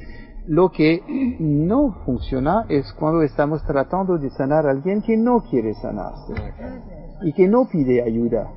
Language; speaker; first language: Spanish; non-native, fluent; French